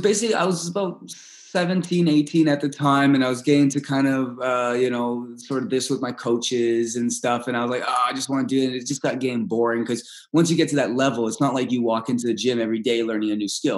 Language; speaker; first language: English; early bilingual, other home language; Russian